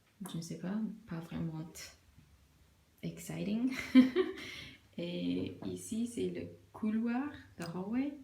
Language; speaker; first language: French; non-native, learner; English